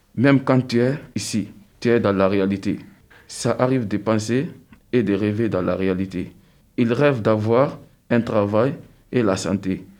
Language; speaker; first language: French; non-native, local second language; Susu